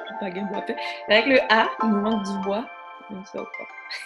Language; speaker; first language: French; early bilingual, other home language; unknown